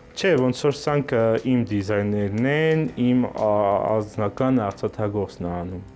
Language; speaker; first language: Armenian; native; Armenian